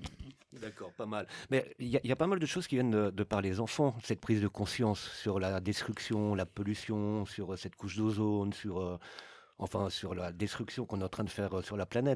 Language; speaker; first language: French; native; French